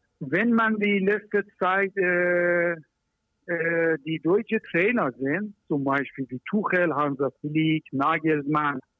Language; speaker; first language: German; non-native, learner; Persian